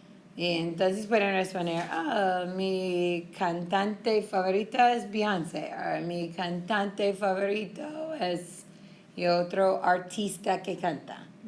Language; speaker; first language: Spanish; non-native, fluent; English